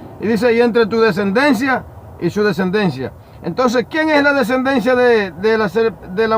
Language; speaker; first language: Spanish; native; Spanish